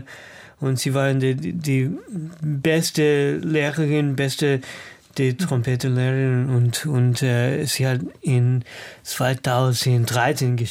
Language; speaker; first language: German; non-native, learner; English